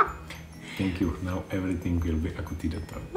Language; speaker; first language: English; non-native, fluent; Czech